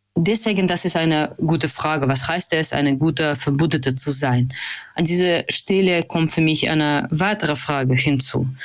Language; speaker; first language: German; non-native, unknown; Russian